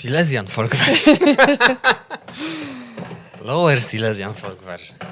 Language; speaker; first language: English; non-native, learner; Polish